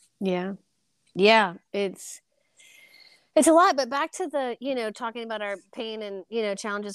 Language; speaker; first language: English; native; English